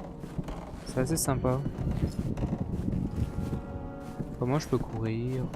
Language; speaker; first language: French; native; French